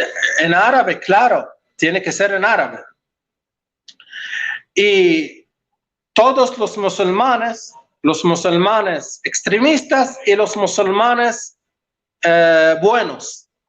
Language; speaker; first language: Spanish; non-native, local second language; Arabic